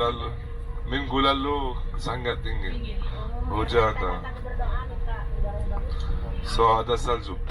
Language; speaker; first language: Indonesian; non-native, fluent; Arabic